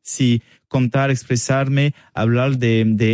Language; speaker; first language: Spanish; non-native, learner; French